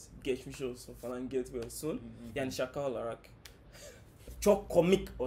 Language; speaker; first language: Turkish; non-native, learner; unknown